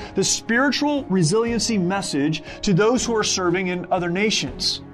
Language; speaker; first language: English; native; English